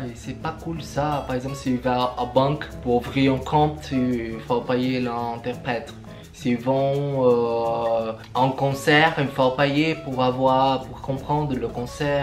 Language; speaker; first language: French; non-native, learner; Portuguese